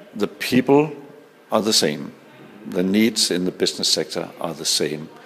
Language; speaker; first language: English; non-native, fluent; Danish